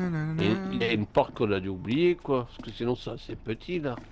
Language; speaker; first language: French; native; French